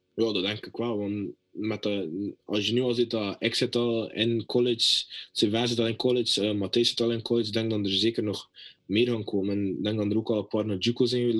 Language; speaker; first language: Dutch; native; Dutch